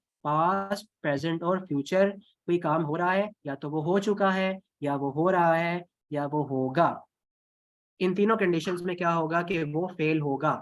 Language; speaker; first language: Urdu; non-native, local second language; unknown